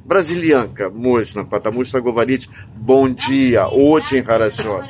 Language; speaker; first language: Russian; non-native, learner; Portuguese